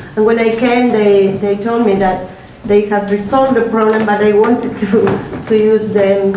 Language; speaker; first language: English; non-native, learner; Spanish